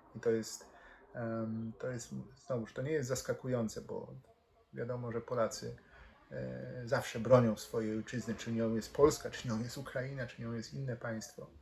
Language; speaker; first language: Polish; native; Polish